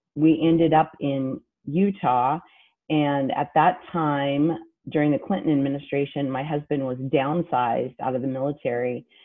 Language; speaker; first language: English; native; English